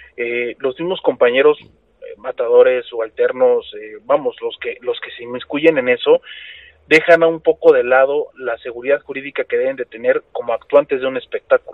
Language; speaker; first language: Spanish; native; Spanish